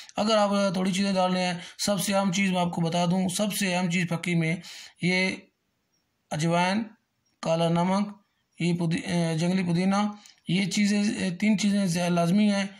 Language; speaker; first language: Urdu; non-native, local second language; Punjabi